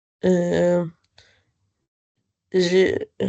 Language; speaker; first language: French; non-native, learner; Arabic